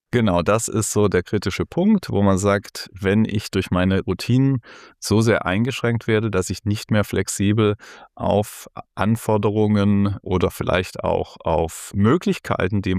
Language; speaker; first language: German; native; German